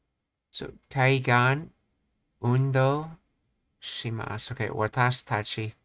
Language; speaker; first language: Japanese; non-native, learner; English